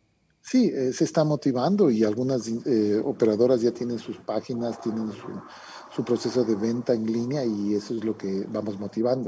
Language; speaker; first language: Spanish; native; Spanish